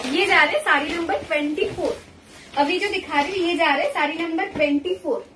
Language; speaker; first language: Hindi; non-native, local second language; Bangla